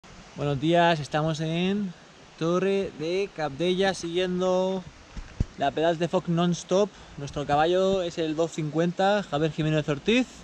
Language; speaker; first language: Spanish; non-native, local second language; Catalan